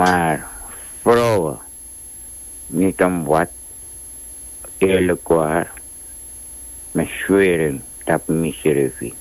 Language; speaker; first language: Dutch; non-native, local second language; Sranan Tongo